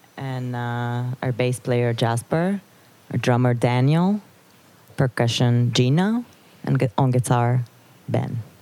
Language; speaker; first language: English; non-native, fluent; Turkish